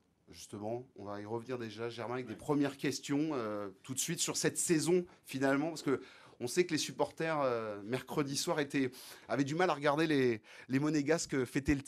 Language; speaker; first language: French; native; French